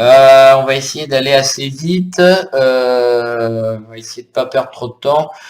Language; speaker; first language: French; native; French